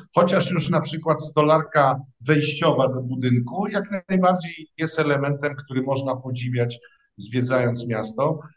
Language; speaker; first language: Polish; native; Polish